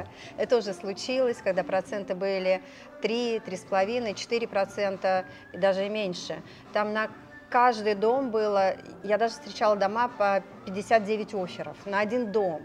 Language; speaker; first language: Russian; native; Russian